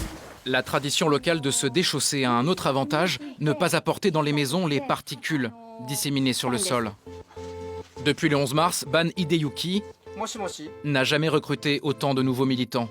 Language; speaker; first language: French; native; French